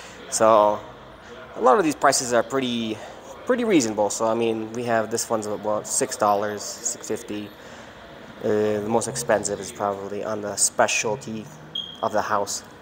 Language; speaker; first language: English; native; English